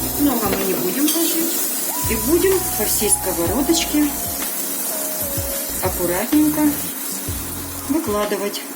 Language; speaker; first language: Russian; non-native, local second language; Ukrainian